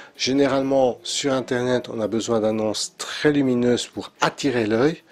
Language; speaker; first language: French; native; French